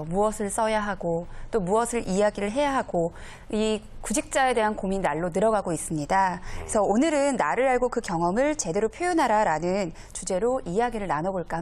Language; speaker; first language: Korean; native; Korean